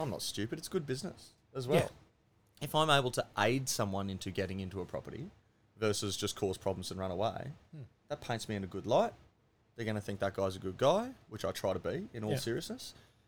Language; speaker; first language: English; native; English